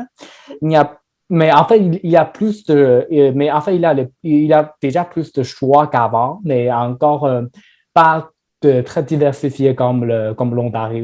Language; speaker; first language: French; non-native, learner; Chinese